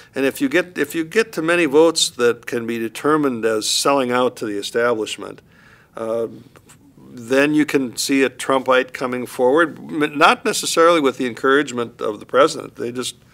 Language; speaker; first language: English; native; English